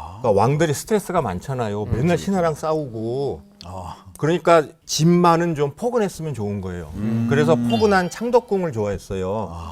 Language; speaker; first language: Korean; native; Korean